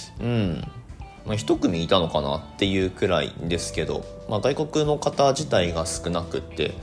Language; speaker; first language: Japanese; native; Japanese